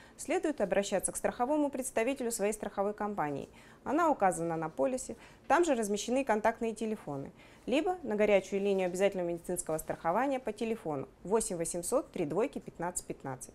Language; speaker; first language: Russian; native; Russian